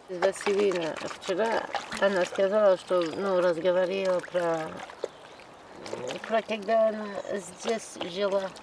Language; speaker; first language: Russian; non-native, fluent; French